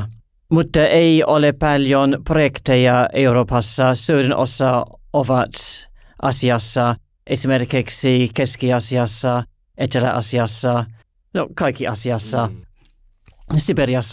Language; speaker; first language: Finnish; non-native, learner; English